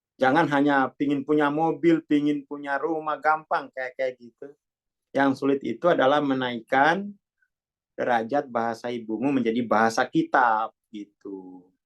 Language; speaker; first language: Indonesian; non-native, local second language; Javanese